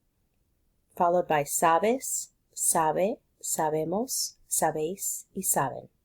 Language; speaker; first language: Spanish; non-native, fluent; English